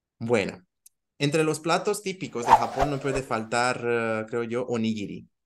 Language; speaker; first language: Spanish; non-native, fluent; Romanian